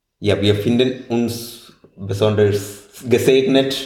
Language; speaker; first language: German; non-native, learner; Malayalam